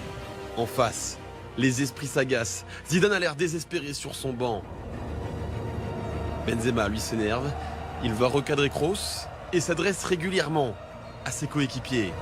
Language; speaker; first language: French; native; French